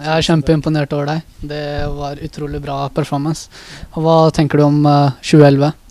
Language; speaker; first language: Norwegian; early bilingual, other home language; Urdu